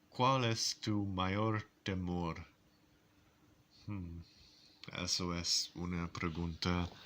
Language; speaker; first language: Spanish; non-native, learner; English